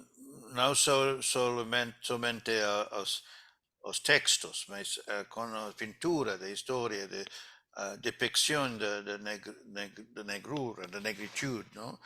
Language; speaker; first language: Portuguese; non-native, fluent; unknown